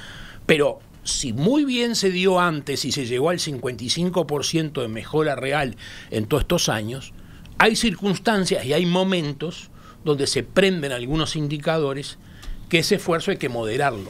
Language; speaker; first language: Spanish; native; Spanish